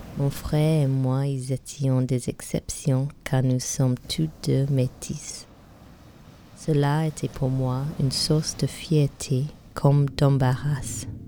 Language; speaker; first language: French; non-native, fluent; English